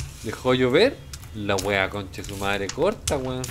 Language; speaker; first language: Spanish; native; Spanish